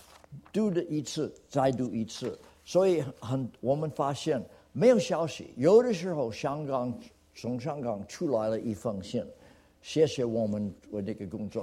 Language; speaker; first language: Chinese; non-native, fluent; English